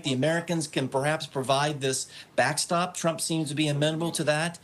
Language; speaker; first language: English; native; English